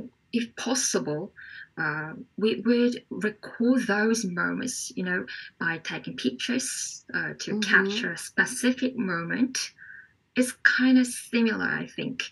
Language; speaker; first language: English; non-native, fluent; Korean